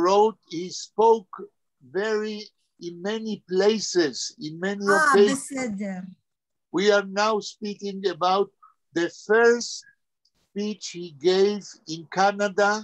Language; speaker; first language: English; non-native, fluent; Hebrew